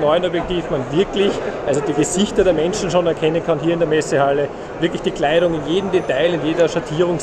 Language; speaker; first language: German; native; German